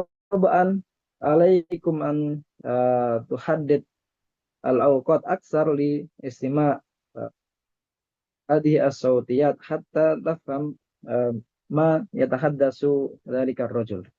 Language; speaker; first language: Arabic; non-native, fluent; Indonesian